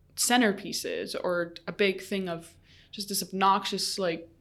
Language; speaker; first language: English; early bilingual, other home language; Arabic